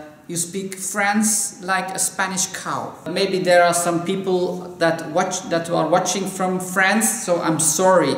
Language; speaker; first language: English; non-native, fluent; Dutch